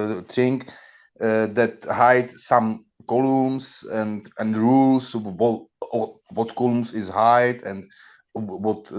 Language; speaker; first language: English; non-native, learner; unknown